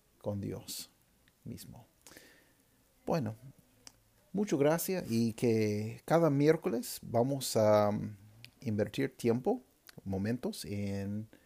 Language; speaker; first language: Spanish; non-native, fluent; English